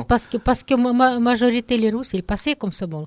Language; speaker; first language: French; non-native, learner; Russian